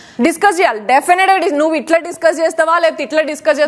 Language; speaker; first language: Telugu; native; Telugu